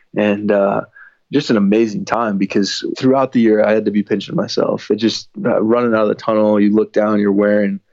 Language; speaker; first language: English; native; English